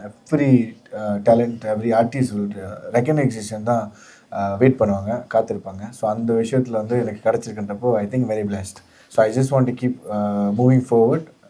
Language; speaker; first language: Tamil; native; Tamil